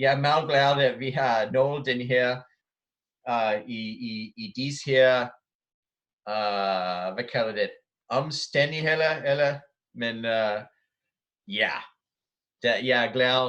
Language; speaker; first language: Danish; non-native, fluent; English